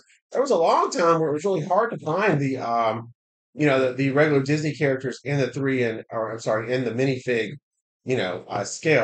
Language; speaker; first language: English; native; English